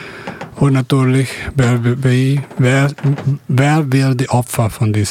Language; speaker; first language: German; non-native, fluent; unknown